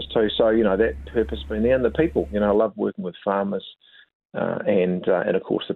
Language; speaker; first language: English; native; English